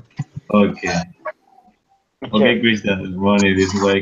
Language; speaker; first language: English; non-native, fluent; Spanish